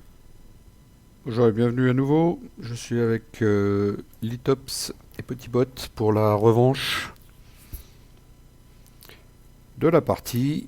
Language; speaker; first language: French; native; French